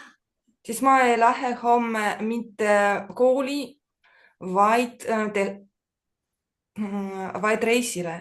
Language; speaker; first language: Estonian; non-native, learner; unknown